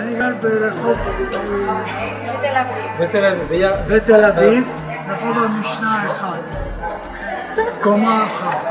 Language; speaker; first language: Hebrew; non-native, fluent; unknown